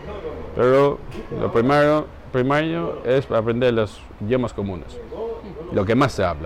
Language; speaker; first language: Spanish; non-native, fluent; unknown